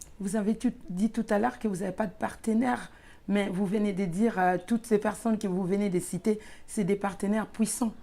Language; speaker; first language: French; non-native, local second language; Lingala